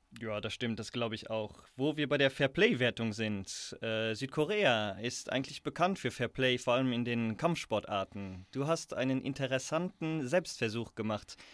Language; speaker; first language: German; native; German